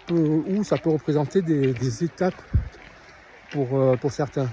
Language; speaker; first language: French; native; French